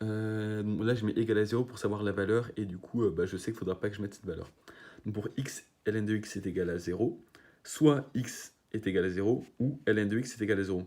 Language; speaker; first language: French; native; French